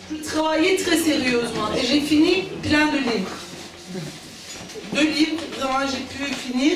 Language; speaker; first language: French; non-native, fluent; Turkish